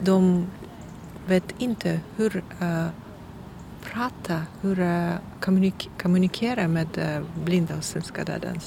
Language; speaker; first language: Swedish; non-native, learner; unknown